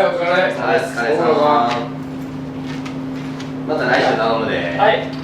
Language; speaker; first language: Japanese; native; Japanese